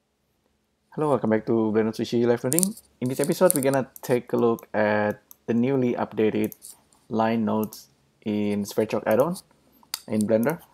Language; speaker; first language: English; non-native, fluent; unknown